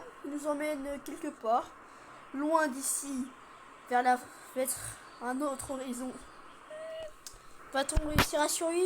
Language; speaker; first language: French; native; French